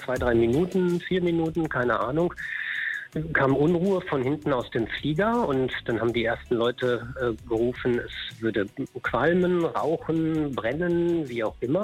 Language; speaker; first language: German; native; German